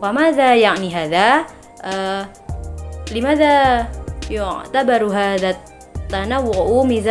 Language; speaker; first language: Arabic; non-native, learner; Indonesian